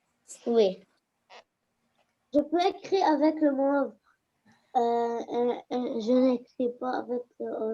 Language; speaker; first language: French; non-native, learner; Arabic